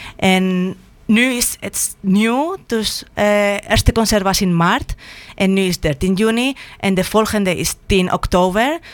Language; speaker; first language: Dutch; non-native, fluent; Spanish